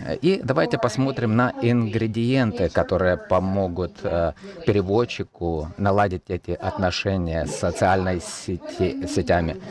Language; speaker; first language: Russian; non-native, fluent; Italian